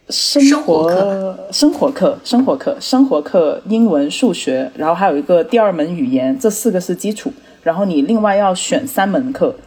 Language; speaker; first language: Chinese; early bilingual, heritage; Chinese